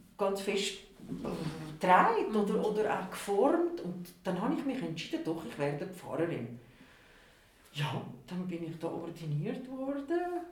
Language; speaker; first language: German; non-native, local second language; Italian